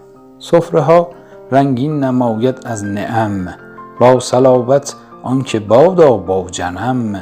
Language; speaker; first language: Persian; native; Persian